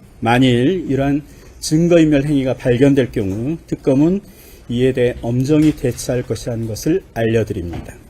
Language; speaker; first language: Korean; native; Korean